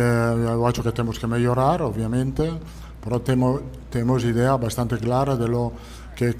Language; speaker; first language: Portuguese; non-native, learner; Italian